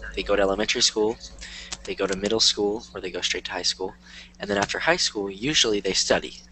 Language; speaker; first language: English; native; English